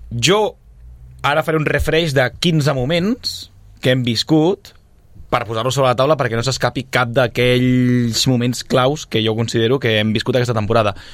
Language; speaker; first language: Catalan; native; Catalan